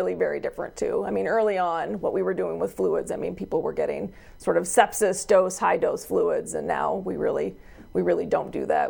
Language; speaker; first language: English; native; English